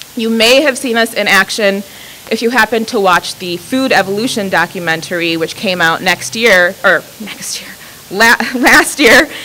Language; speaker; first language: English; native; English